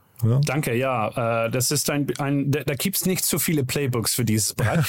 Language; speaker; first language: German; non-native, learner; Dutch